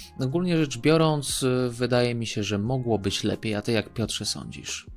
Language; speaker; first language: Polish; native; Polish